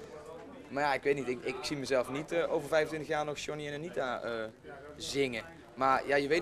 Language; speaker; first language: Dutch; native; Dutch